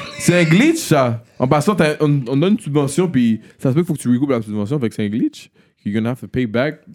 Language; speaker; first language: French; native; French